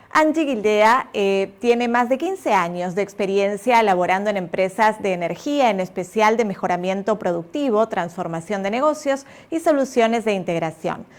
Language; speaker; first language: Spanish; native; Spanish